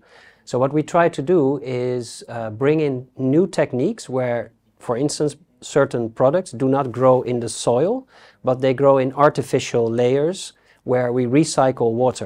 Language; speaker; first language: English; non-native, fluent; Dutch